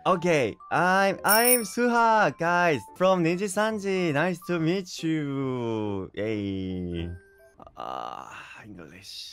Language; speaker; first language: English; non-native, learner; Korean